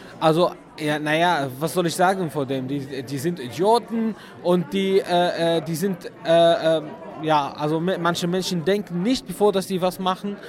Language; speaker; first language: German; non-native, fluent; Arabic